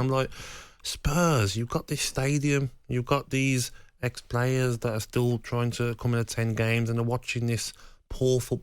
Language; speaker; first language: English; native; English